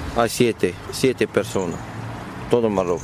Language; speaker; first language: Spanish; non-native, learner; Arabic